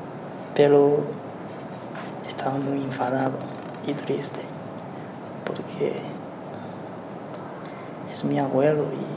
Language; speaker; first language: Spanish; non-native, learner; Chinese